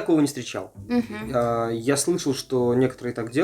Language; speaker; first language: Russian; native; Russian